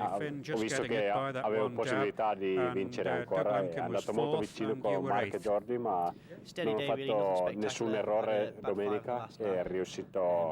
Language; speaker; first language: Italian; non-native, learner; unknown